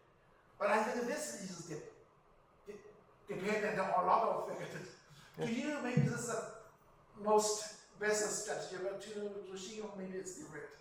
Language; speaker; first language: English; non-native, fluent; Chinese